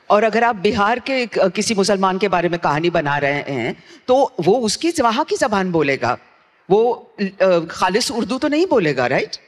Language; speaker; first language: Hindi; non-native, local second language; Gujarati